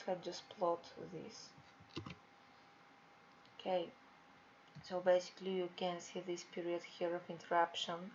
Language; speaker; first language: English; non-native, fluent; Bulgarian